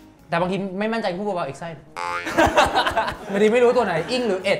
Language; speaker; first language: Thai; native; Thai